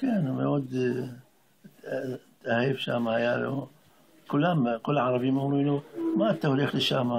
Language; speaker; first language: Hebrew; non-native, fluent; Arabic